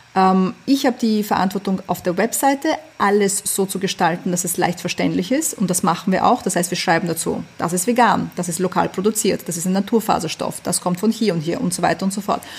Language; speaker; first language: German; early bilingual, other home language; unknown